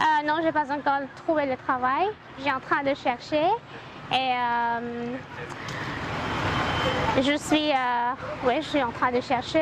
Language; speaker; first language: French; non-native, learner; Khmer